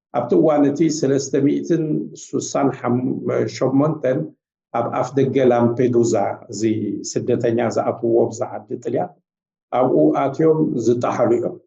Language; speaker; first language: Tigrinya; native; Tigrinya